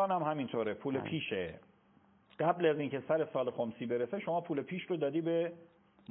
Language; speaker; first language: Persian; native; Persian